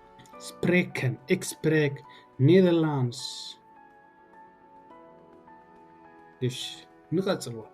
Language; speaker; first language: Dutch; non-native, learner; Tigrinya